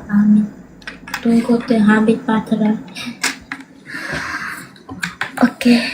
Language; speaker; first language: Indonesian; non-native, learner; Vietnamese